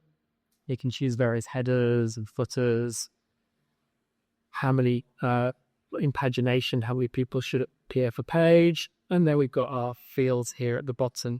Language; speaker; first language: English; native; English